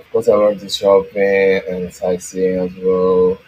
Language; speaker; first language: English; non-native, learner; Japanese